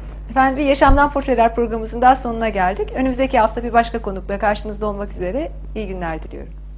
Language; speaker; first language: Turkish; native; Turkish